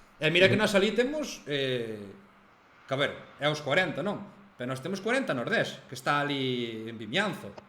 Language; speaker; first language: Galician; native; Galician